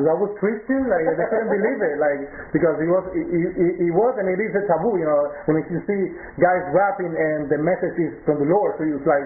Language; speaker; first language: English; non-native, local second language; Spanish